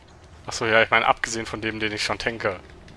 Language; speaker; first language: German; native; German